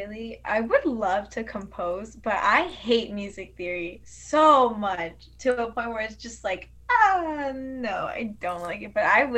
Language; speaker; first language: English; early bilingual, other home language; Spanish